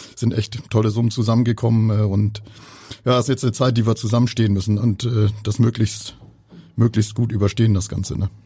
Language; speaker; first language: German; native; German